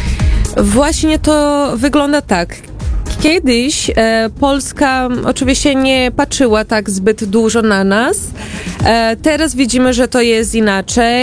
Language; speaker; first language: Polish; non-native, fluent; Portuguese